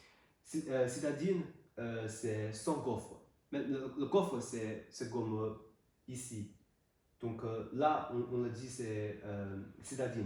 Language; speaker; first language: French; non-native, learner; Chinese